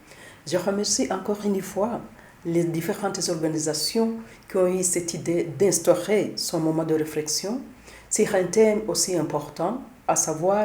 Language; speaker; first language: French; non-native, local second language; Kinyarwanda